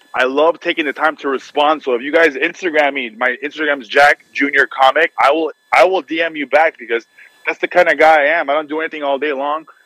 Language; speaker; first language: English; native; English